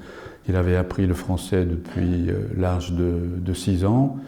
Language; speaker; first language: French; non-native, fluent; Japanese